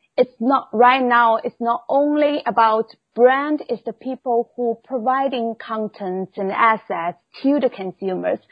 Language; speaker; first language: English; non-native, fluent; Chinese